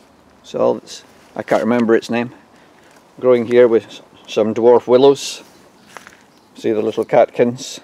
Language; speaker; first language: English; native; English